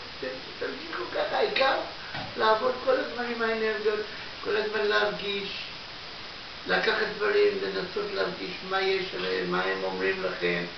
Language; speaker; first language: Hebrew; non-native, fluent; Russian